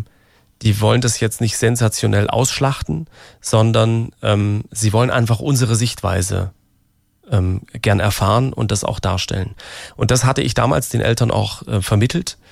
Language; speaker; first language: German; native; German